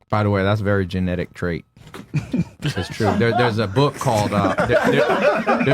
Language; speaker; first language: English; native; English